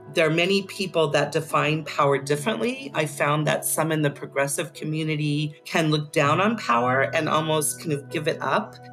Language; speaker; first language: English; native; English